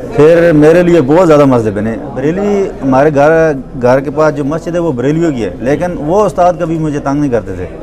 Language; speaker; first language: Urdu; non-native, local second language; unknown